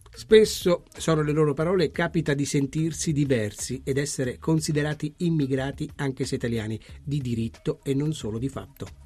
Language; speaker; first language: Italian; native; Italian